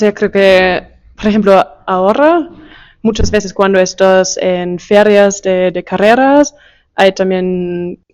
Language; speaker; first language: Spanish; non-native, fluent; German